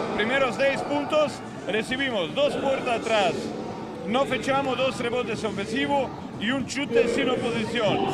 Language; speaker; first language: Spanish; non-native, fluent; Croatian